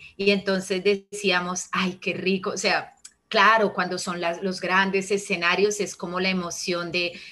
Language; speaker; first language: Spanish; early bilingual, heritage; Italian